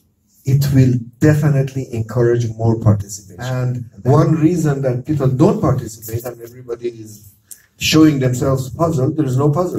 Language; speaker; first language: English; non-native, fluent; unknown